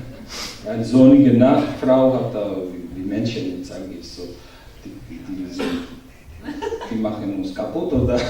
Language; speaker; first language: German; non-native, learner; Georgian